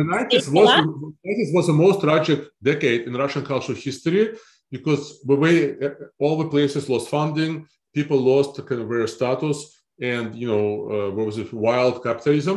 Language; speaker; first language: English; non-native, fluent; Russian